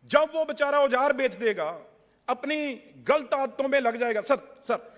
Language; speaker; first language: Hindi; non-native, local second language; Punjabi